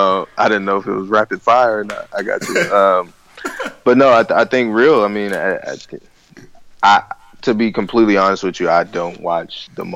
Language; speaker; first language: English; native; English